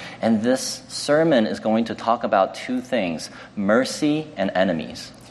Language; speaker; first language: English; early bilingual, other home language; Chinese